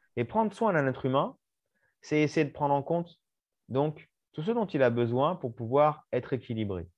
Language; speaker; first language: French; native; French